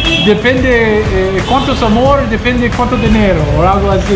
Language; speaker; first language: Spanish; non-native, learner; English